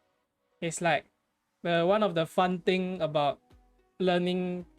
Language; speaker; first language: English; non-native, fluent; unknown